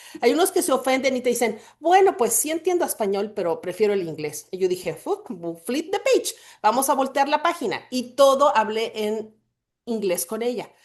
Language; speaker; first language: Spanish; native; Spanish